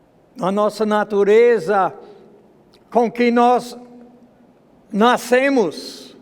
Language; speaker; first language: Portuguese; non-native, fluent; English